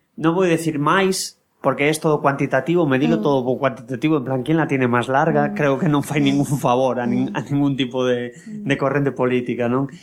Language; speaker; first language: Galician; non-native, local second language; Spanish